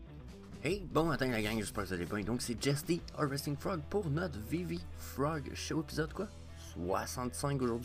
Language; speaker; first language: French; native; French